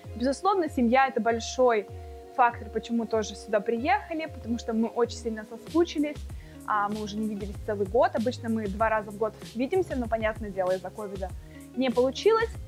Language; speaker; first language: Russian; native; Russian